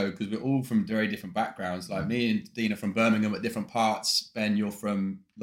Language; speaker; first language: English; native; English